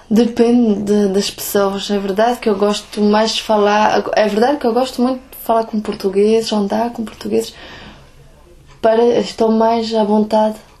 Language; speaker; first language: Portuguese; early bilingual, heritage; Portuguese